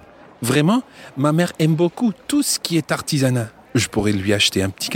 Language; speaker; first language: French; non-native, fluent; English